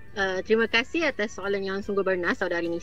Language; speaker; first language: Malay; native; Malay